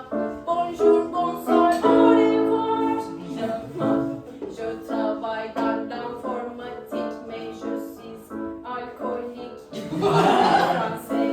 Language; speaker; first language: French; non-native, learner; Turkish